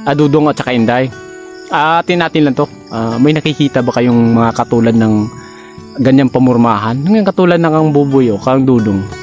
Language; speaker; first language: Filipino; non-native, local second language; Cebuano